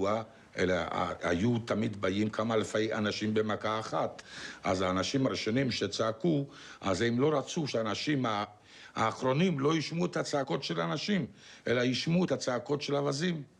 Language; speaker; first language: Hebrew; non-native, fluent; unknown